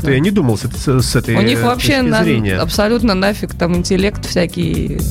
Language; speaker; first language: Russian; native; Russian